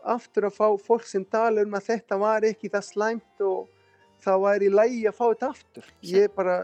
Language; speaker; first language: Icelandic; non-native, fluent; Spanish